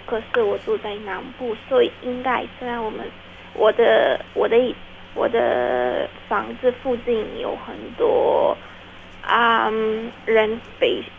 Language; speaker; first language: Chinese; non-native, fluent; Ukrainian